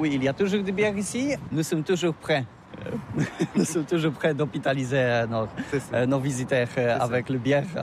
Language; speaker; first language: French; non-native, learner; Polish